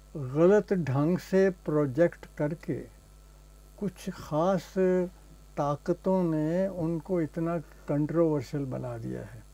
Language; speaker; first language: Hindi; native; Hindi